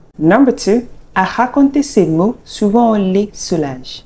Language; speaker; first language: French; non-native, fluent; English